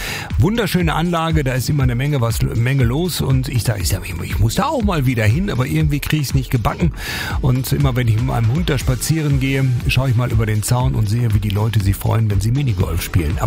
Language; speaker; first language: German; native; German